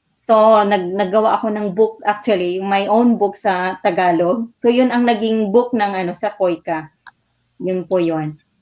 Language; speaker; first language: Filipino; non-native, local second language; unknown